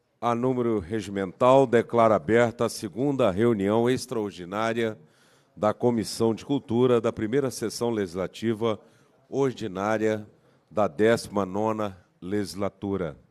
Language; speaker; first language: Portuguese; native; Portuguese